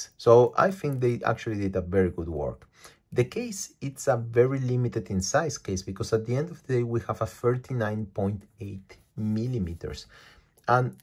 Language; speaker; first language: English; non-native, fluent; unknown